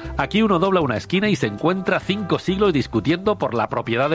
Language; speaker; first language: Spanish; native; Spanish